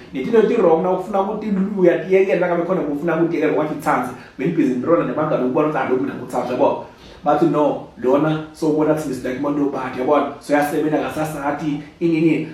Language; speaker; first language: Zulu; non-native, local second language; Swati